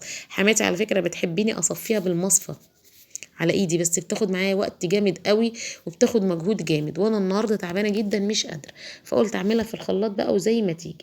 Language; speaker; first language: Arabic; native; Arabic